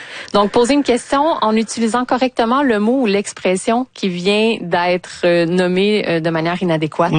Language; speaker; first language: French; native; French